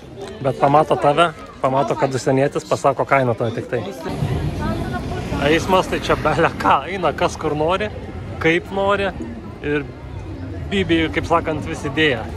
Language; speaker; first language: Lithuanian; native; Lithuanian